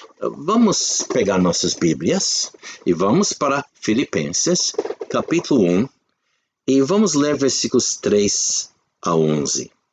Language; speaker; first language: Portuguese; non-native, fluent; English